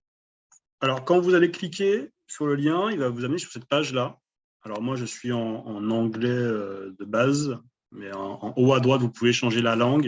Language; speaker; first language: French; native; French